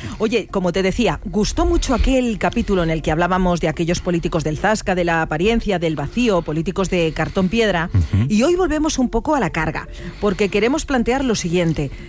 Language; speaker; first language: Spanish; native; Spanish